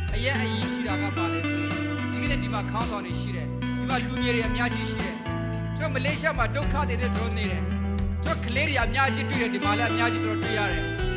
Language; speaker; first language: Burmese; non-native, local second language; Hakha Chin